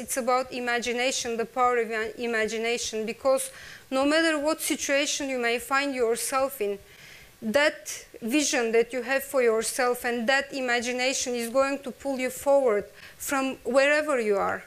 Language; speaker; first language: English; non-native, fluent; Turkish